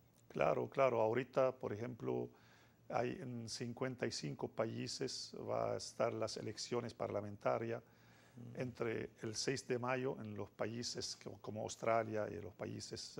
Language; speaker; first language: Spanish; non-native, fluent; Arabic